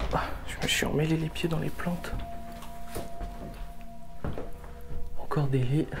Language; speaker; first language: French; native; French